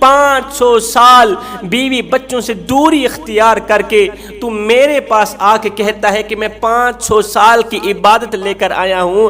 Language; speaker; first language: Urdu; native; Urdu